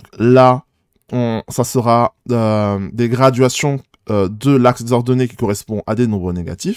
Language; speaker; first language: French; native; French